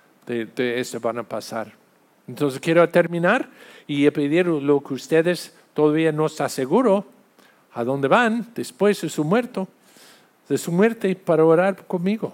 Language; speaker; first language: Spanish; non-native, fluent; English